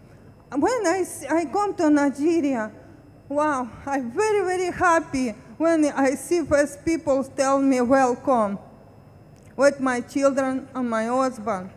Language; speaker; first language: English; non-native, learner; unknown